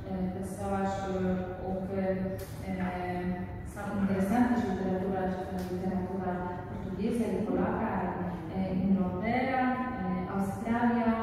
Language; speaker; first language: Portuguese; non-native, learner; Polish